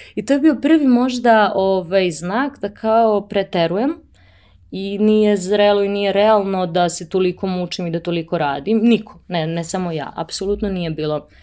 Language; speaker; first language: Serbian; native; Serbian